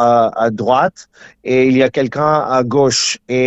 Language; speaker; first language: French; non-native, learner; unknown